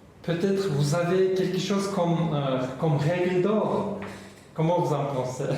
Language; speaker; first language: French; non-native, learner; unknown